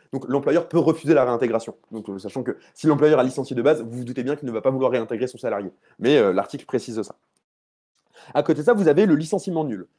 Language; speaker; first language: French; native; French